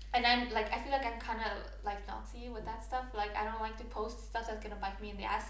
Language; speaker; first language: English; non-native, fluent; Norwegian